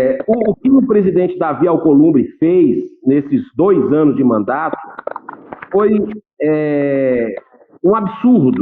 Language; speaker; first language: Portuguese; native; Portuguese